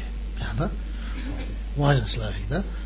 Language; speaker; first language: Russian; non-native, learner; Tibetan